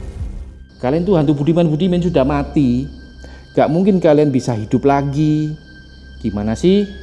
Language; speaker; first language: Indonesian; native; Indonesian